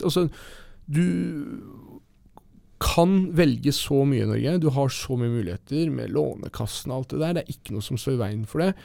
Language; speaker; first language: Norwegian; early bilingual, other home language; Persian